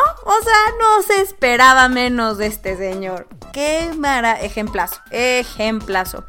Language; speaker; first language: Spanish; native; Spanish